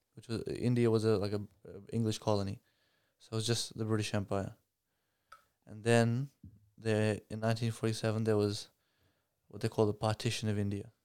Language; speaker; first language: English; native; English